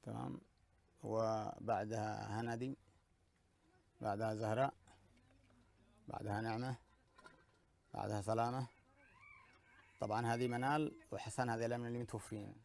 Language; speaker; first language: Arabic; native; Arabic